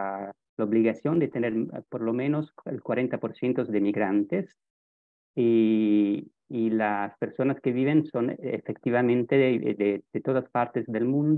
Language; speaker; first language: Spanish; non-native, fluent; Italian